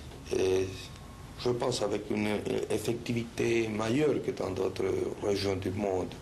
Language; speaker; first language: French; non-native, local second language; Spanish